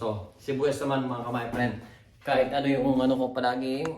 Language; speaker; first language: Filipino; native; Filipino